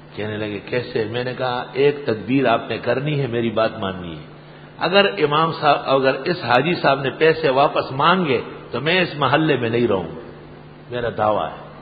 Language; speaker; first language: Urdu; non-native, local second language; Pashto